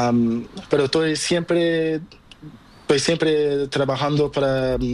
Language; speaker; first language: Spanish; non-native, learner; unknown